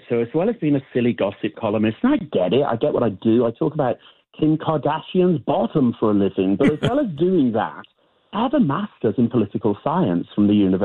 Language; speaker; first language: English; native; English